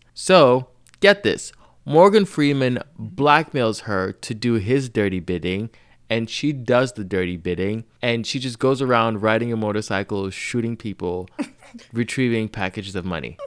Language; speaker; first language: English; non-native, local second language; Yoruba